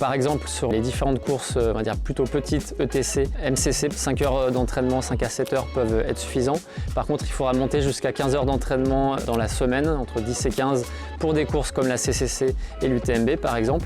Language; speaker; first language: French; native; French